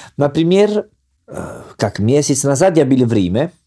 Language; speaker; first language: Russian; non-native, learner; Italian